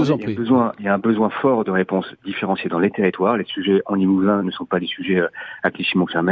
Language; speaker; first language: French; native; French